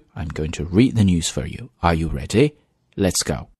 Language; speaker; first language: English; non-native, fluent; Chinese